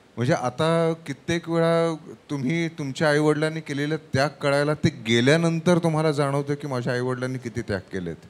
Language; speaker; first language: Marathi; native; Marathi